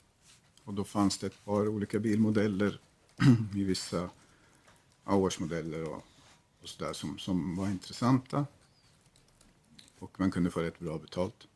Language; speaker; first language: Swedish; native; Swedish